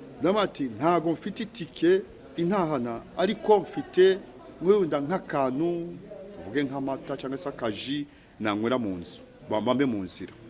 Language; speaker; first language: Kinyarwanda; early bilingual, heritage; Kinyarwanda